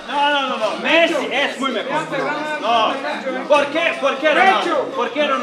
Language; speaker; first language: Spanish; non-native, learner; Serbian